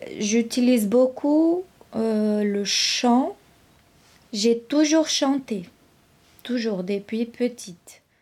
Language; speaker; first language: French; non-native, fluent; Portuguese